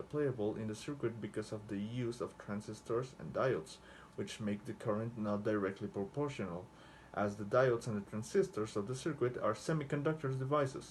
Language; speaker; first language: English; non-native, fluent; Spanish